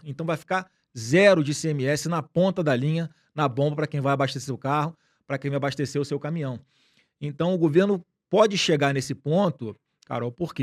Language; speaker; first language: Portuguese; native; Portuguese